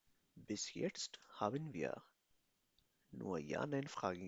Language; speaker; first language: German; non-native, fluent; Urdu